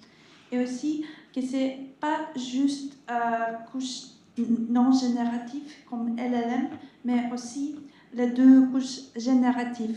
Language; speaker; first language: French; non-native, learner; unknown